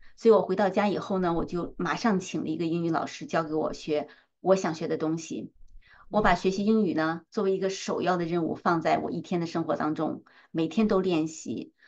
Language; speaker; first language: Chinese; native; Chinese